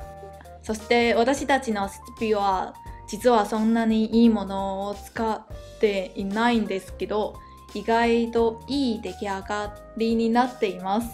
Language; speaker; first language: Japanese; non-native, fluent; Chinese